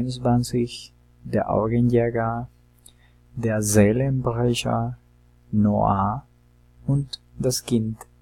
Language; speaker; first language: German; non-native, learner; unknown